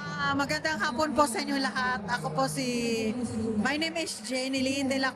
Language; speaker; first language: Filipino; native; Filipino